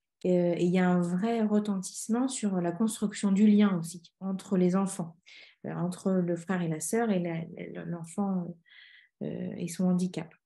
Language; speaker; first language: French; native; French